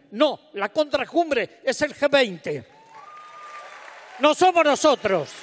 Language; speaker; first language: Spanish; native; Spanish